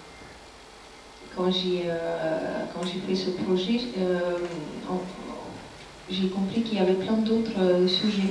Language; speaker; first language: French; non-native, fluent; Russian